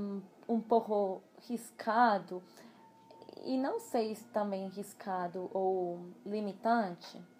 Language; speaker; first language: Portuguese; non-native, fluent; Spanish